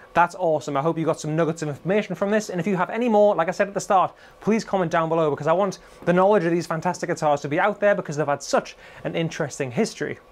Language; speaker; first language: English; native; English